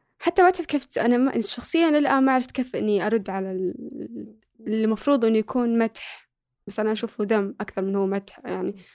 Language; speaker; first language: Arabic; early bilingual, other home language; Somali